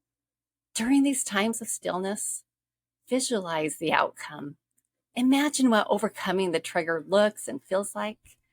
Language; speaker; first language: English; native; English